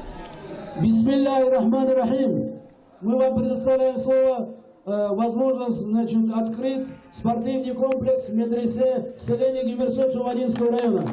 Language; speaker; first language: Russian; non-native, local second language; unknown